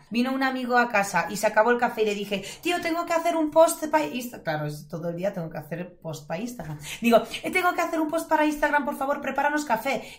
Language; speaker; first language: Spanish; non-native, fluent; Polish